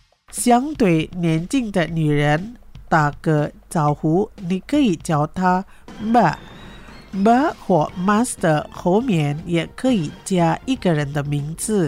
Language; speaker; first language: Chinese; non-native, fluent; Indonesian